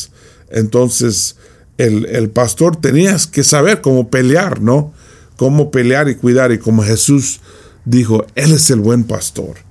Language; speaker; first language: Spanish; non-native, fluent; English